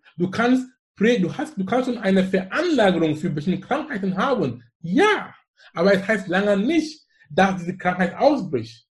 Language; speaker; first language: German; non-native, fluent; English